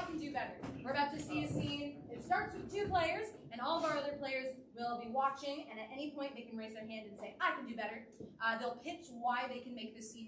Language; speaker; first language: English; native; English